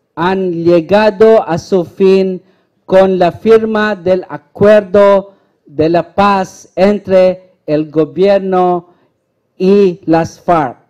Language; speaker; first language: Spanish; non-native, learner; Filipino